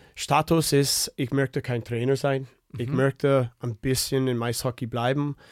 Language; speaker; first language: German; non-native, fluent; English